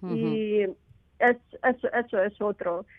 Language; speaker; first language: Spanish; non-native, learner; Ukrainian